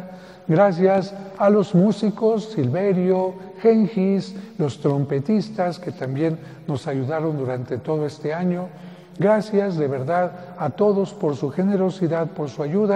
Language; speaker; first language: Spanish; native; Spanish